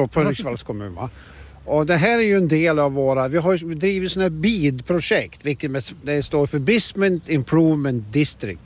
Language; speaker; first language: Swedish; native; Swedish